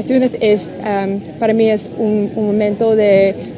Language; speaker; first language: Spanish; non-native, learner; English